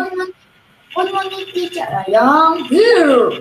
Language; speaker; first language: English; non-native, learner; Spanish